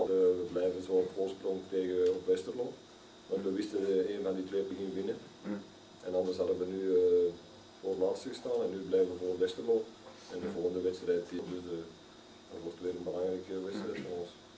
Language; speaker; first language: Dutch; native; Dutch